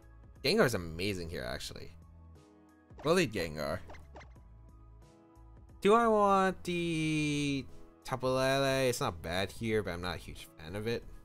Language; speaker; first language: English; native; English